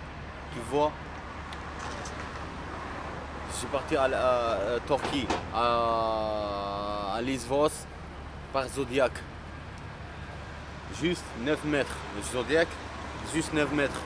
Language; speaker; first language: French; non-native, local second language; Arabic